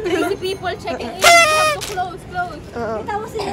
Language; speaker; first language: English; non-native, local second language; Filipino